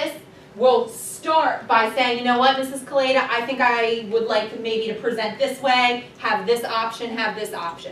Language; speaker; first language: English; native; English